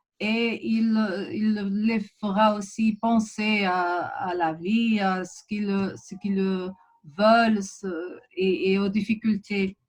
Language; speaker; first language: French; non-native, fluent; Portuguese